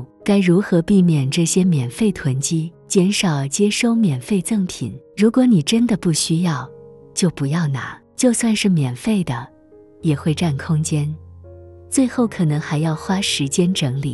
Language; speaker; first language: Chinese; native; Chinese